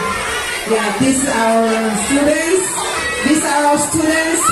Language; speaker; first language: English; non-native, learner; Indonesian